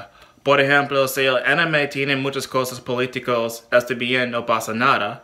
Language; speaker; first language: Spanish; non-native, learner; English